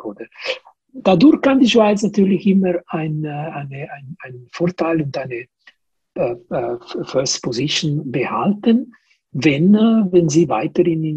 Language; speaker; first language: German; non-native, fluent; Italian